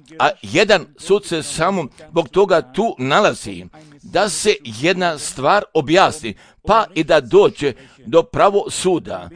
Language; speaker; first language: Croatian; non-native, fluent; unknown